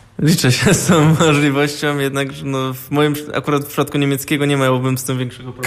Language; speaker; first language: Polish; early bilingual, heritage; Polish